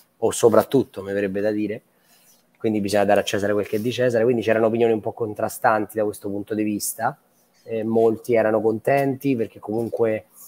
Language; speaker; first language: Italian; native; Italian